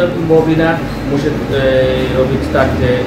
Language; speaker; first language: Polish; non-native, learner; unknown